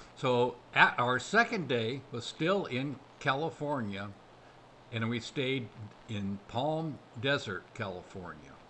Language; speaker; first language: English; native; English